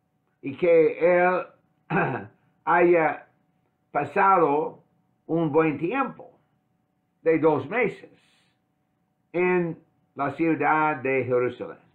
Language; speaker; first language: Spanish; non-native, fluent; English